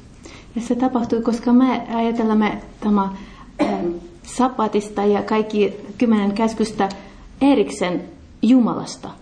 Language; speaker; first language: Finnish; non-native, learner; Russian